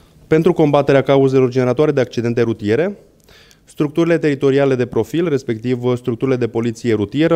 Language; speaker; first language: Romanian; native; Romanian